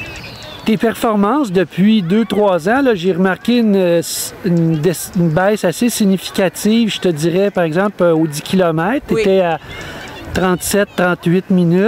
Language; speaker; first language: French; native; French